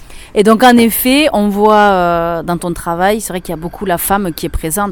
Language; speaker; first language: French; native; French